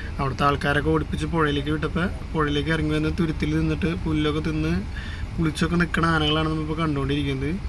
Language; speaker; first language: Malayalam; native; Malayalam